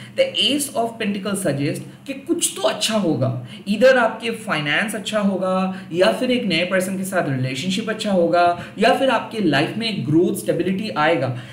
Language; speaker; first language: Hindi; non-native, local second language; Bangla